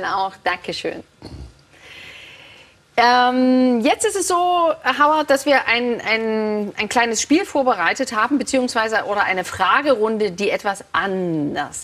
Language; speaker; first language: German; native; German